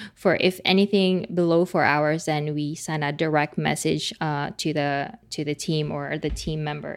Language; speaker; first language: English; non-native, local second language; Filipino